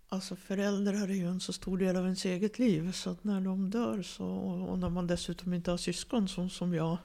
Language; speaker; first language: Swedish; early bilingual, other home language; Russian